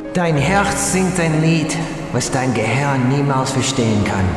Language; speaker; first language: German; non-native, fluent; English